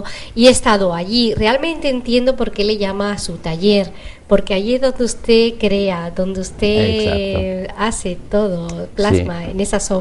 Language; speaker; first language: Spanish; native; Spanish